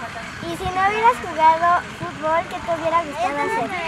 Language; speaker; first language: Spanish; native; Spanish